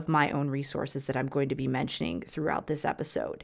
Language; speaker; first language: English; native; English